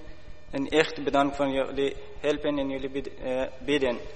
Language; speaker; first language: Dutch; non-native, learner; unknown